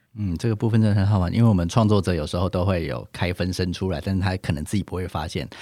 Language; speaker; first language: Chinese; native; Chinese